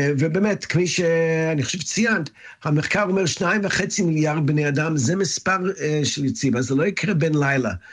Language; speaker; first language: Hebrew; non-native, fluent; English